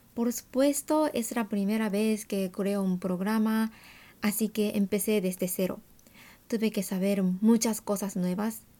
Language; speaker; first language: Spanish; non-native, fluent; Japanese